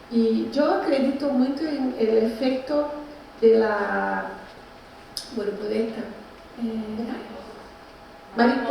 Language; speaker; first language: Spanish; non-native, learner; Portuguese